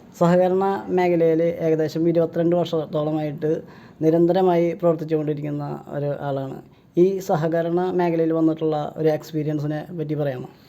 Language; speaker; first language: Malayalam; native; Malayalam